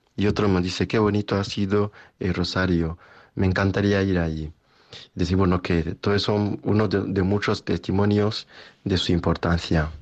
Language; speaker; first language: Spanish; non-native, fluent; Kinyarwanda